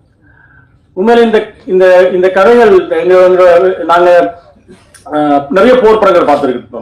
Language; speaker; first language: Tamil; native; Tamil